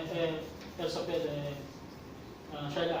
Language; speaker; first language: French; non-native, learner; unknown